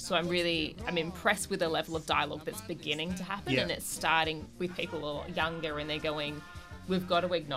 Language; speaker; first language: English; native; English